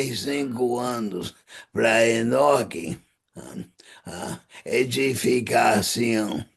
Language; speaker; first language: Portuguese; non-native, fluent; English